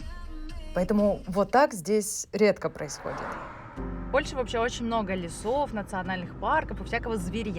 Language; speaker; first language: Russian; native; Russian